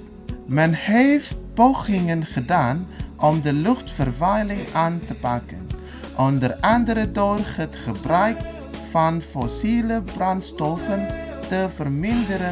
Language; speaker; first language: Dutch; non-native, fluent; Indonesian